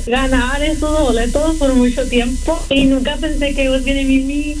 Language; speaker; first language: Spanish; early bilingual, heritage; Spanish